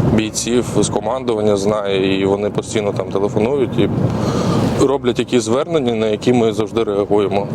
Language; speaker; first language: Ukrainian; early bilingual, other home language; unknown